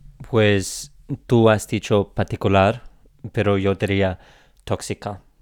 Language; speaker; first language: Spanish; non-native, fluent; English